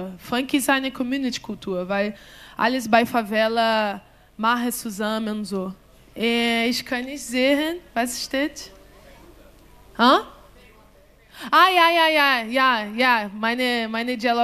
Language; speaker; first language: German; non-native, learner; Portuguese